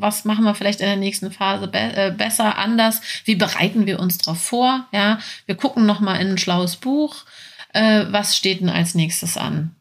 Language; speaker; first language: German; native; German